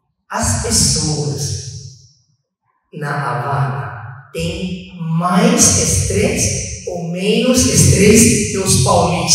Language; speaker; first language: Portuguese; non-native, fluent; Chinese